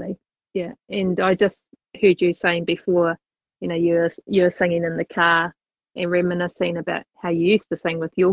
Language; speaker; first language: English; native; English